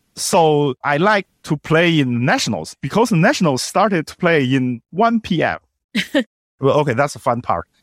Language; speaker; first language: English; non-native, fluent; Chinese